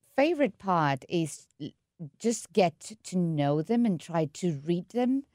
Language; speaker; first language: English; non-native, fluent; Spanish